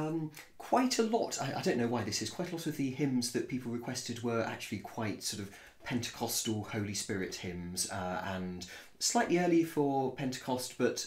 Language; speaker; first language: English; native; English